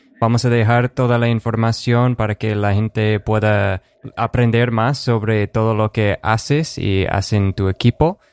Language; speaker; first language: Spanish; non-native, fluent; English